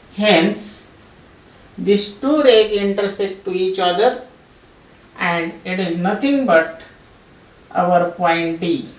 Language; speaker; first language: English; non-native, local second language; Marathi